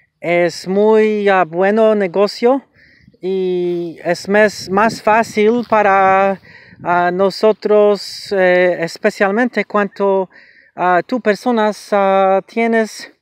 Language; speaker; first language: Spanish; non-native, learner; English